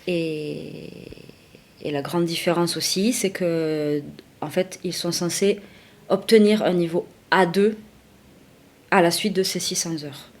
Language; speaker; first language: French; native; French